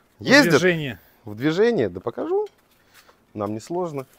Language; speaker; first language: Russian; native; Russian